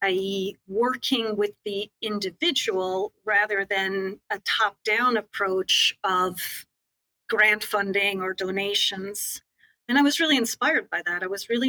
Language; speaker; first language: English; native; English